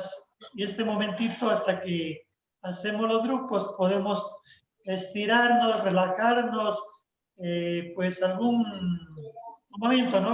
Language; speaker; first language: Spanish; native; Spanish